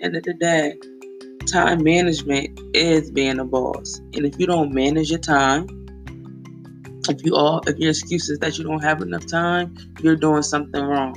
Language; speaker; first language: English; native; English